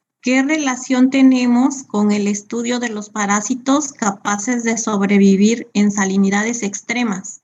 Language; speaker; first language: Spanish; native; Spanish